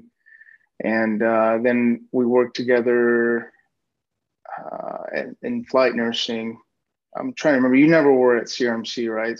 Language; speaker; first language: English; native; English